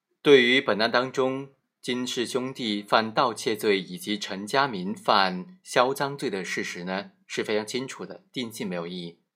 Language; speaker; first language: Chinese; native; Chinese